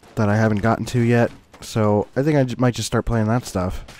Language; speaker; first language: English; native; English